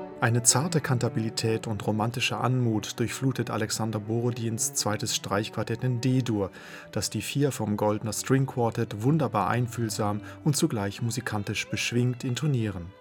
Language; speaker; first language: German; native; German